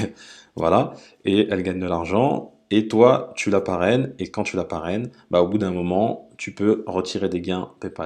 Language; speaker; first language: French; native; French